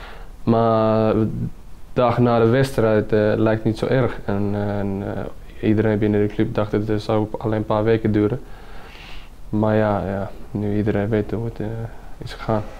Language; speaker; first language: Dutch; non-native, fluent; Finnish